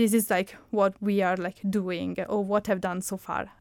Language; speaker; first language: English; non-native, fluent; Italian